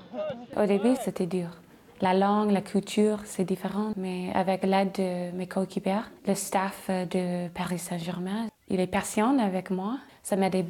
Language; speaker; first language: French; non-native, learner; English